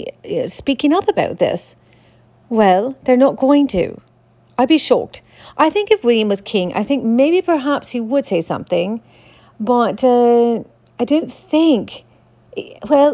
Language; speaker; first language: English; native; English